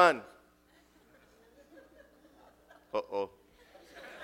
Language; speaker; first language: English; non-native, fluent; Arabic